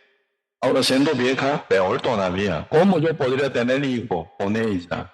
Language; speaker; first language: Spanish; non-native, learner; Korean